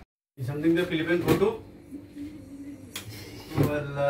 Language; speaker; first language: English; non-native, learner; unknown